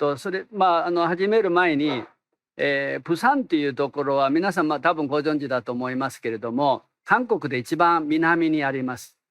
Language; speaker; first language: Japanese; non-native, fluent; Korean